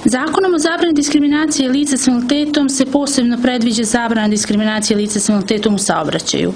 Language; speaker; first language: Croatian; native; Croatian